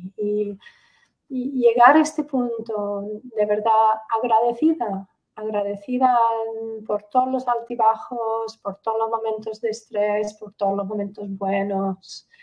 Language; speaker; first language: Spanish; non-native, fluent; English